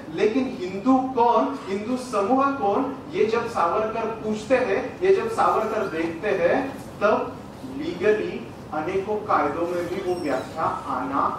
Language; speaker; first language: Hindi; non-native, local second language; Marathi